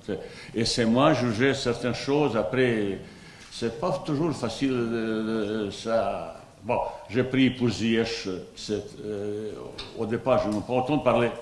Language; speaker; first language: French; non-native, fluent; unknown